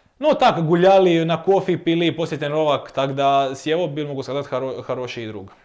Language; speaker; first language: Russian; non-native, learner; Croatian